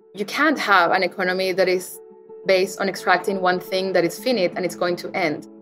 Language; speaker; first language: English; non-native, fluent; Spanish